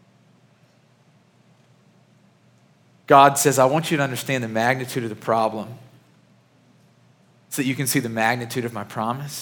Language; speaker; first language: English; native; English